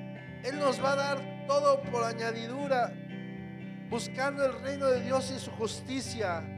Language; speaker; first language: Spanish; native; Spanish